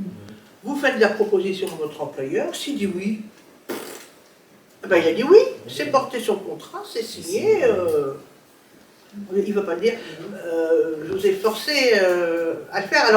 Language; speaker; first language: French; native; French